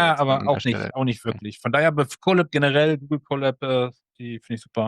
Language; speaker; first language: German; native; German